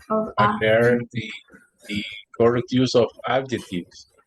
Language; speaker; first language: English; non-native, learner; Spanish